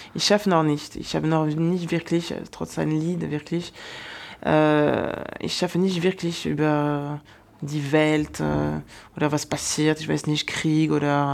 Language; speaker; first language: German; non-native, fluent; French